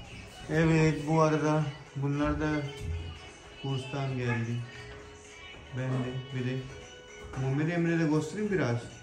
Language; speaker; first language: Turkish; non-native, learner; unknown